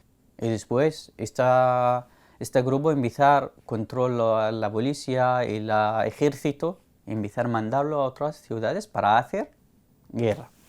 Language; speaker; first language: Spanish; non-native, learner; Arabic